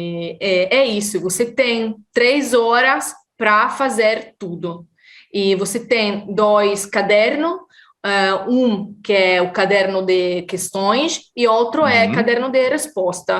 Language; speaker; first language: Portuguese; non-native, fluent; Italian